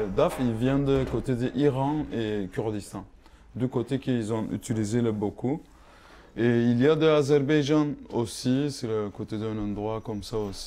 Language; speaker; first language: French; non-native, learner; Kurdish